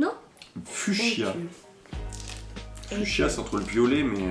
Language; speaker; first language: French; native; French